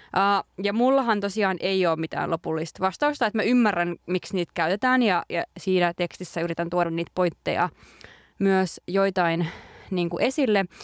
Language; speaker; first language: Finnish; native; Finnish